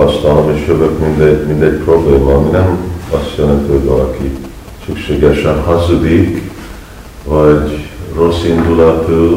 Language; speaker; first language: Hungarian; early bilingual, heritage; Hungarian